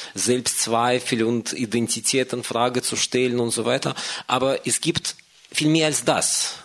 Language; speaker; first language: German; non-native, fluent; Russian